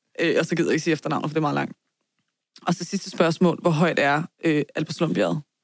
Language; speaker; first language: Danish; early bilingual, other home language; Persian